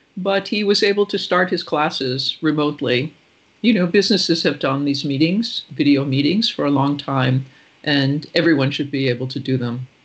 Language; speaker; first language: English; native; English